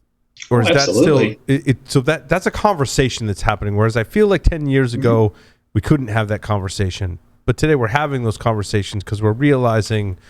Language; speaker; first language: English; native; English